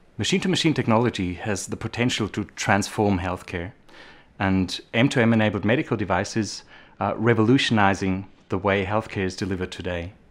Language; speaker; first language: English; non-native, fluent; German